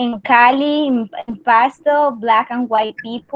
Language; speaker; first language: English; non-native, learner; Spanish